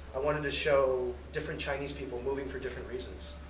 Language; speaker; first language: English; native; English